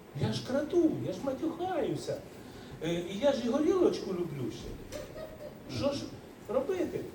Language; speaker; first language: Ukrainian; native; Ukrainian